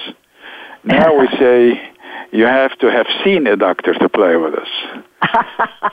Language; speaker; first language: English; non-native, fluent; Arabic